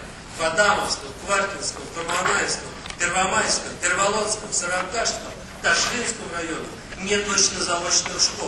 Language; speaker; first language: Russian; native; Russian